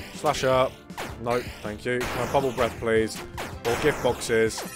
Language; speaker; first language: English; native; English